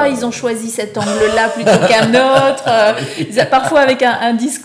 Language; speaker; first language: French; native; French